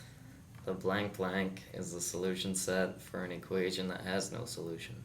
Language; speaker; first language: English; native; English